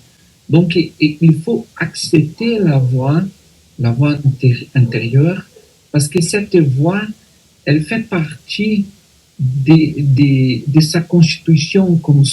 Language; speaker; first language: French; non-native, fluent; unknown